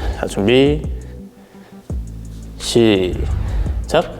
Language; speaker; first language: Korean; native; Korean